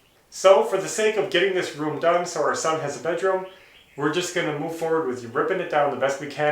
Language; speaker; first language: English; native; English